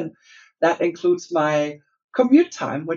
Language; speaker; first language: English; non-native, fluent; German